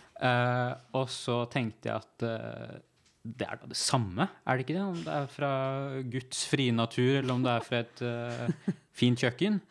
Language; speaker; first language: Norwegian; native; Norwegian